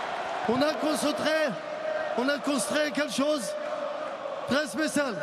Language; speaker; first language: French; non-native, learner; Arabic